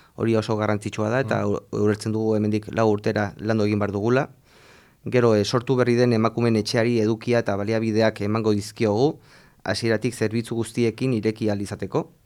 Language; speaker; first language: Basque; non-native, local second language; Spanish